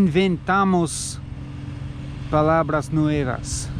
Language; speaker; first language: Spanish; non-native, learner; English